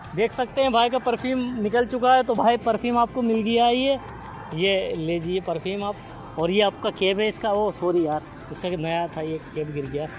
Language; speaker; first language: Hindi; native; Hindi